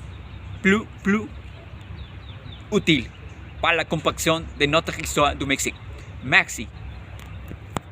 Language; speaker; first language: French; non-native, learner; Spanish